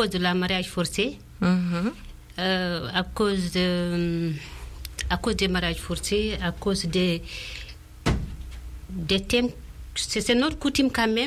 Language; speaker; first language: French; non-native, local second language; Fula